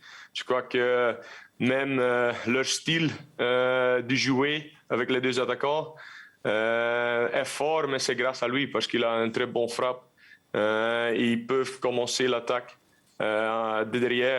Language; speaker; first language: French; non-native, local second language; Dutch